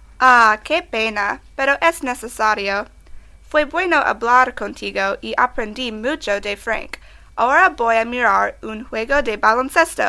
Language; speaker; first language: Spanish; non-native, learner; English